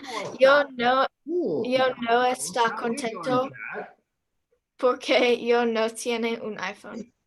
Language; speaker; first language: Spanish; non-native, learner; English